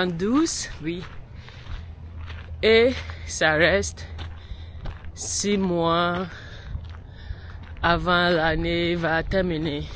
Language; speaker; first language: French; non-native, learner; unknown